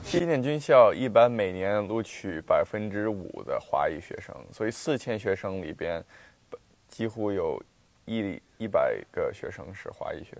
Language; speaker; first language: Chinese; early bilingual, heritage; Chinese